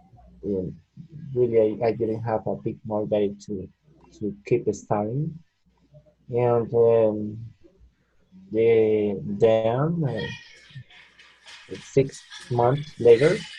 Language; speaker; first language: English; non-native, learner; Spanish